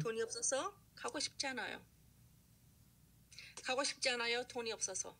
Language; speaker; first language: Korean; native; Korean